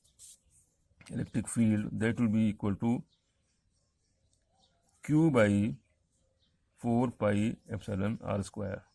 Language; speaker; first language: Hindi; native; Hindi